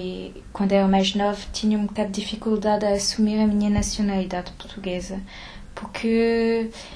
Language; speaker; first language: Portuguese; early bilingual, heritage; French